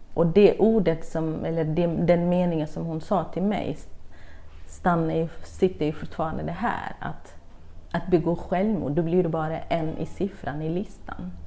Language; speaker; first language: Swedish; non-native, fluent; Kurdish